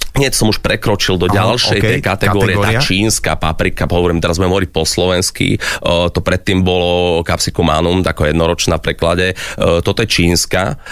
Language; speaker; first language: Slovak; native; Slovak